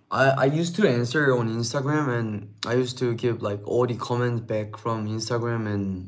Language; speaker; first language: English; non-native, learner; Korean